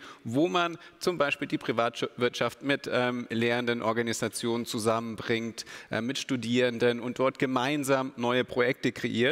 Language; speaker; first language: German; native; German